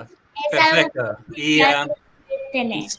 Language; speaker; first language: Spanish; early bilingual, heritage; Spanish